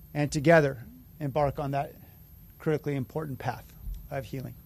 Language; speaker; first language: English; native; English